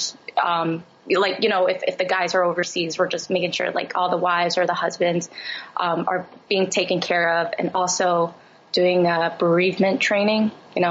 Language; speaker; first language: English; native; English